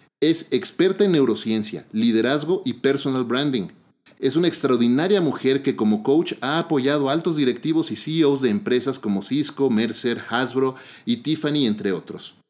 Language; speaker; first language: Spanish; native; Spanish